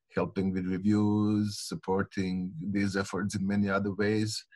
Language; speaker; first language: English; non-native, fluent; Croatian